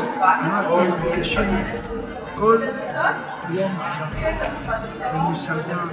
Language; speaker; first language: Hebrew; non-native, fluent; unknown